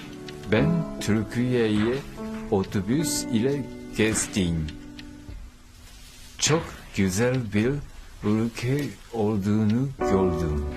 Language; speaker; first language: Turkish; non-native, learner; Japanese